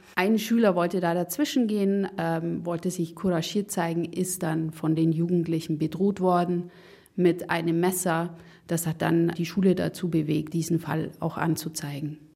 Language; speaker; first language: German; native; German